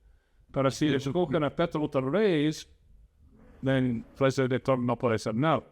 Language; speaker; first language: Spanish; non-native, fluent; English